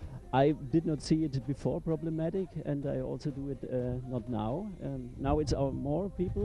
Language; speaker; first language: English; non-native, learner; German